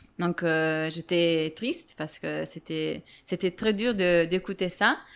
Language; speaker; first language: French; non-native, fluent; Italian